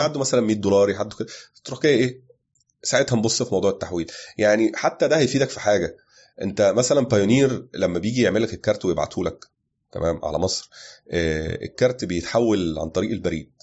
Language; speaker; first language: Arabic; native; Arabic